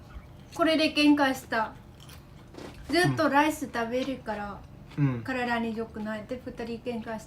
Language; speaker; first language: Japanese; non-native, fluent; Vietnamese